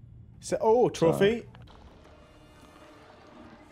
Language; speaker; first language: English; native; English